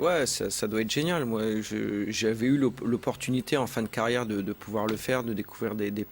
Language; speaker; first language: French; native; French